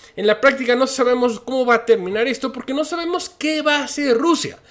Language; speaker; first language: Spanish; native; Spanish